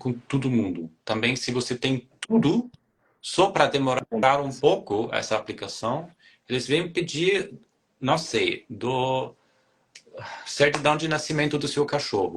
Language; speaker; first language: Portuguese; non-native, fluent; German